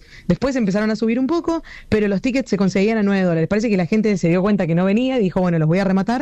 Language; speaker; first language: Spanish; native; Spanish